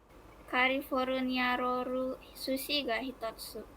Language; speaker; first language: Japanese; non-native, learner; Indonesian